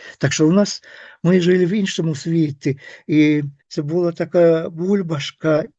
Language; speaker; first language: Ukrainian; non-native, fluent; Finnish